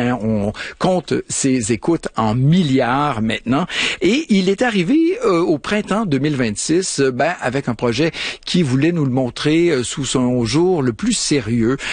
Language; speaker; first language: French; native; French